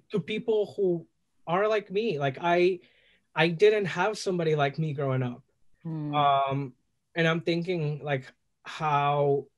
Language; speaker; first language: English; non-native, fluent; Spanish